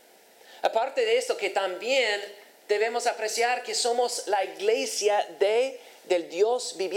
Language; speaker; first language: Spanish; non-native, fluent; English